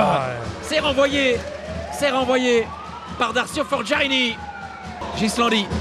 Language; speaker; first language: French; native; French